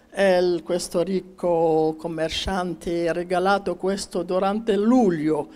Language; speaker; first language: Italian; non-native, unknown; Arabic